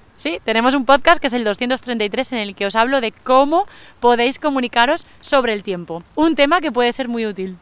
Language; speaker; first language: Spanish; native; Spanish